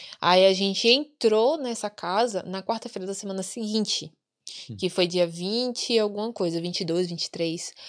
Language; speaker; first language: Portuguese; native; Portuguese